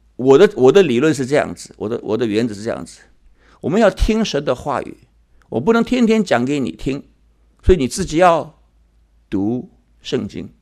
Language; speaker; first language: Chinese; early bilingual, heritage; Chinese